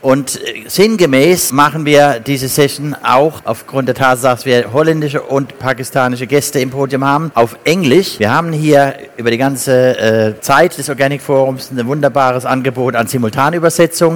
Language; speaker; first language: German; native; German